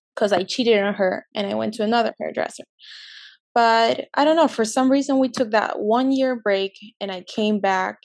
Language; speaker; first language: English; early bilingual, other home language; Spanish